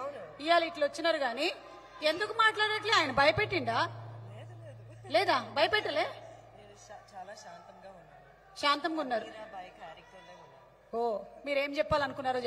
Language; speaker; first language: Telugu; native; Telugu